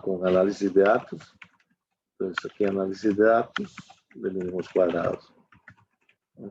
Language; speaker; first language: Spanish; native; Spanish